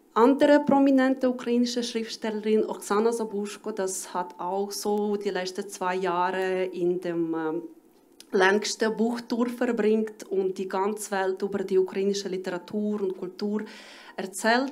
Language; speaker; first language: German; non-native, learner; Ukrainian